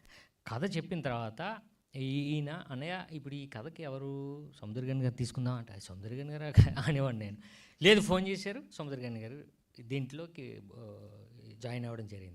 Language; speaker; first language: Telugu; native; Telugu